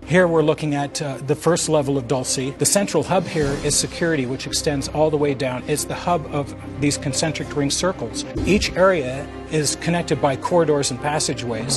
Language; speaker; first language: English; native; English